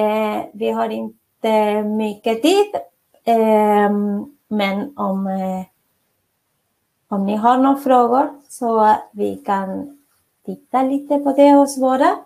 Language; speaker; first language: Swedish; non-native, fluent; Spanish